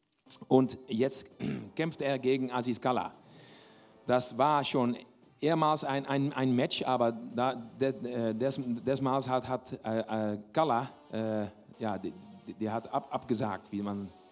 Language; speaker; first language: German; non-native, learner; Dutch